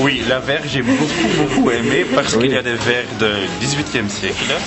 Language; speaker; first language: French; non-native, learner; German